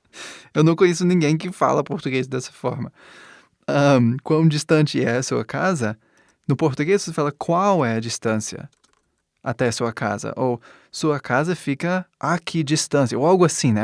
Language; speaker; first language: Portuguese; non-native, fluent; English